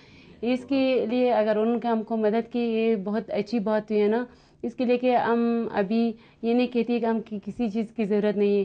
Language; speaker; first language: Hindi; non-native, learner; Persian